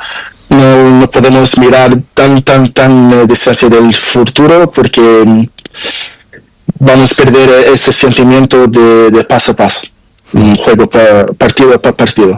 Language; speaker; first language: Spanish; non-native, learner; Portuguese